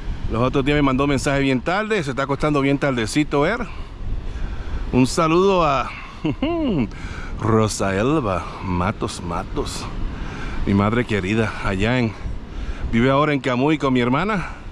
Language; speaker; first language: Spanish; native; Spanish